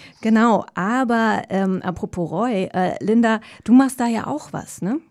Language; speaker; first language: German; native; German